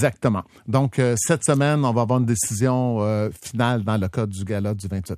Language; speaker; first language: French; native; French